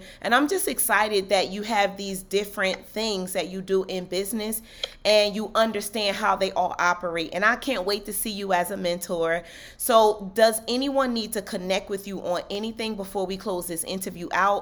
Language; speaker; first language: English; native; English